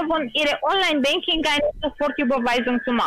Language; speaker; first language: German; non-native, learner; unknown